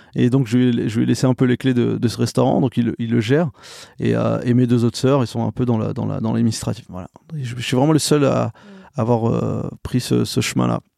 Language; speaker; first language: French; native; French